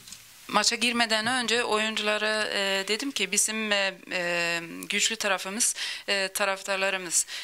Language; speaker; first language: Turkish; early bilingual, other home language; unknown